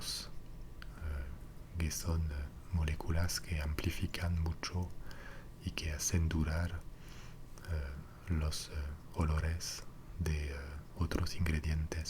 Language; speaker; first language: Spanish; non-native, fluent; French